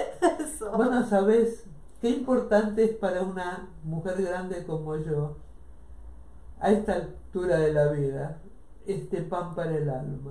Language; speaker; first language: Spanish; native; Spanish